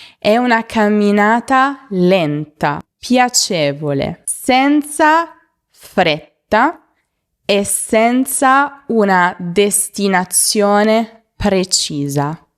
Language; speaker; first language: Italian; native; Italian